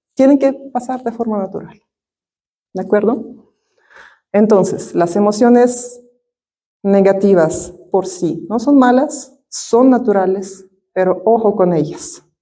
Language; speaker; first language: Spanish; non-native, fluent; Russian